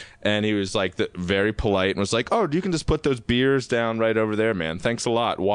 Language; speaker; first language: English; native; English